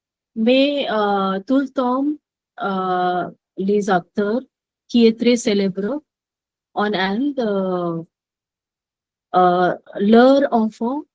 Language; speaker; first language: French; non-native, learner; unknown